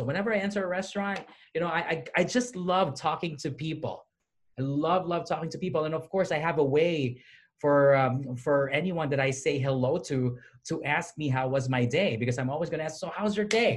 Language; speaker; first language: English; non-native, local second language; Filipino